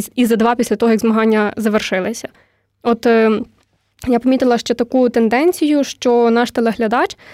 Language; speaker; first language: Ukrainian; native; Ukrainian